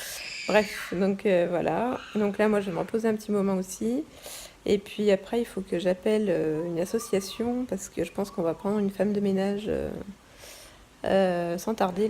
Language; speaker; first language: French; native; French